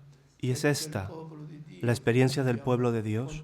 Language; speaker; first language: Spanish; non-native, fluent; Italian